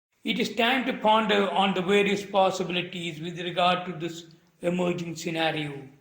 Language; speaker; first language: English; non-native, local second language; Malayalam